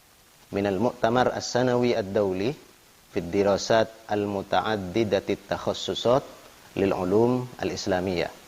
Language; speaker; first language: Arabic; non-native, fluent; Indonesian